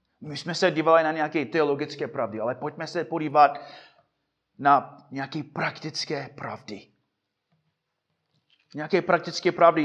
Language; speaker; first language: Czech; non-native, fluent; English